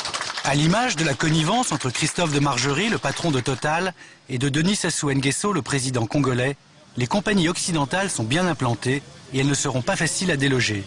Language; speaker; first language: French; native; French